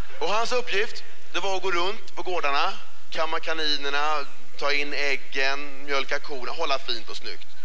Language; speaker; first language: Swedish; early bilingual, other home language; Persian